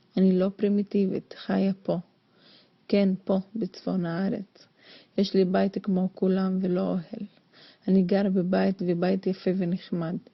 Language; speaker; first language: Hebrew; non-native, local second language; Arabic